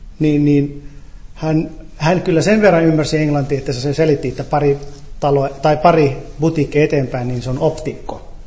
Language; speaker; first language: Finnish; non-native, fluent; Arabic